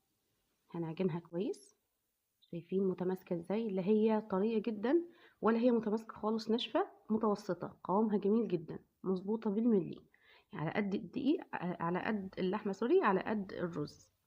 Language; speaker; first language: Arabic; native; Arabic